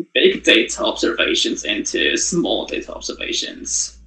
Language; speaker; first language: English; non-native, fluent; Japanese